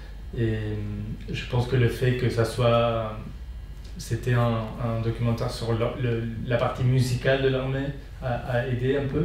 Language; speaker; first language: French; non-native, fluent; Spanish